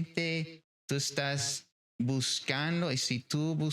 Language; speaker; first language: Spanish; non-native, fluent; English